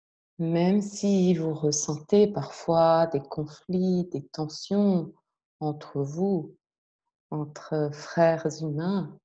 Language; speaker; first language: French; native; French